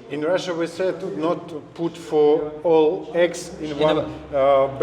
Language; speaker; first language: English; non-native, learner; Russian